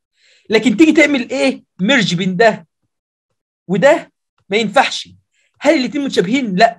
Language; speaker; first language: Arabic; native; Arabic